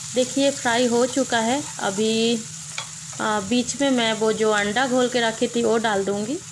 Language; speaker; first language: Hindi; non-native, local second language; Bangla